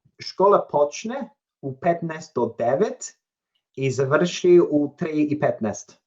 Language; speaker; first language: Serbian; non-native, learner; English